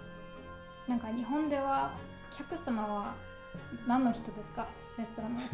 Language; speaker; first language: Japanese; non-native, learner; German